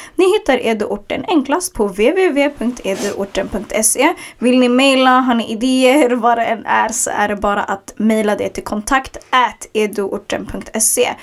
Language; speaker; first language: Swedish; early bilingual, other home language; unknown